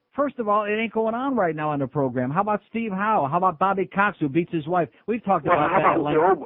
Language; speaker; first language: English; native; English